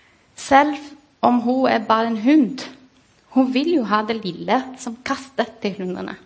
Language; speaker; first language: Norwegian; non-native, fluent; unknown